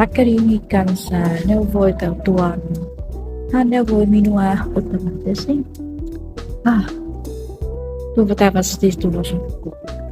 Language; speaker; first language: Finnish; non-native, learner; Vietnamese